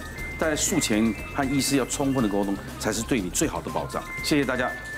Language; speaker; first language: Chinese; native; Chinese